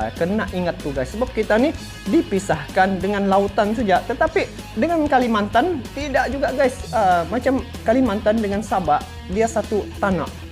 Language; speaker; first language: Malay; native; Malay